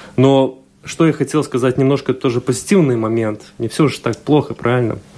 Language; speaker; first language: Russian; non-native, local second language; Latvian